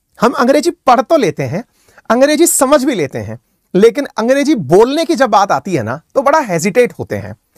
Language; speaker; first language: Hindi; native; Hindi